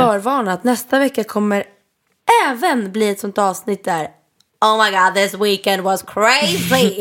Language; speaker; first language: Swedish; native; Swedish